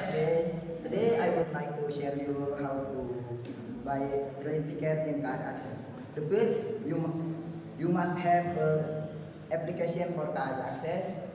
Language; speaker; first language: English; non-native, learner; Indonesian